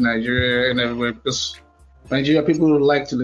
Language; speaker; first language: English; non-native, local second language; Yoruba